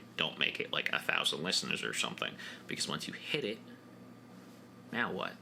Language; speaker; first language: English; native; English